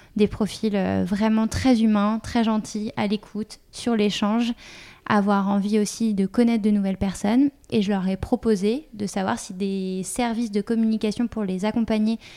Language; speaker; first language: French; native; French